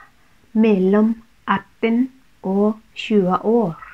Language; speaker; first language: Norwegian; non-native, fluent; Thai